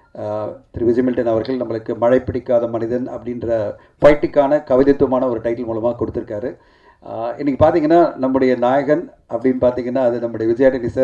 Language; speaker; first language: Tamil; native; Tamil